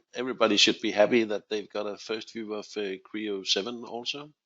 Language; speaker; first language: English; non-native, fluent; Danish